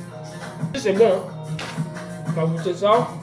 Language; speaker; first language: French; native; French